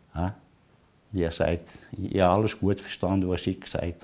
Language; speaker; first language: German; non-native, learner; Italian